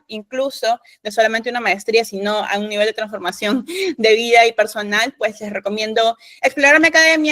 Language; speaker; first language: Spanish; native; Spanish